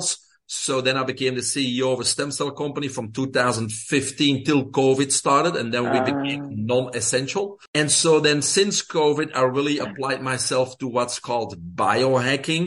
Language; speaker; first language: English; non-native, fluent; Dutch